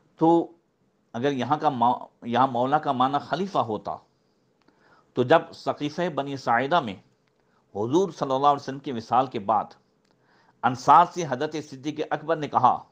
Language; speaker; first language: Hindi; native; Hindi